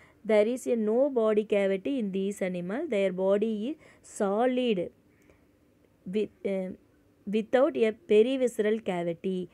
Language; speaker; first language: English; non-native, local second language; Tamil